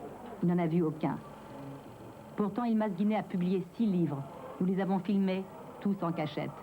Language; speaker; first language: French; native; French